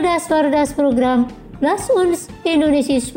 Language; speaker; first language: German; non-native, local second language; Indonesian